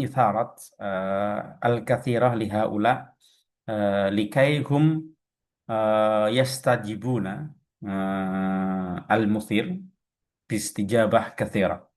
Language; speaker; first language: Arabic; non-native, fluent; Indonesian